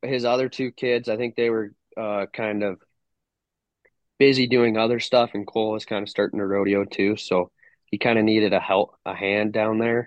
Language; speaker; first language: English; native; English